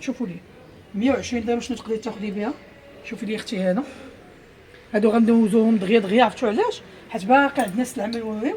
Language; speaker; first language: Arabic; native; Arabic